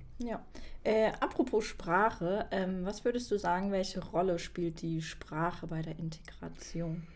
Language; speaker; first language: German; native; German